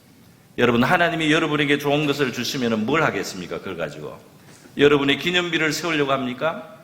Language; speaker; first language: Korean; native; Korean